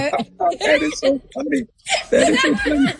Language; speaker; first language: English; native; English